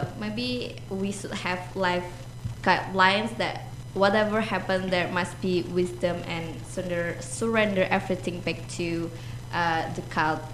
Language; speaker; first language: English; non-native, learner; Indonesian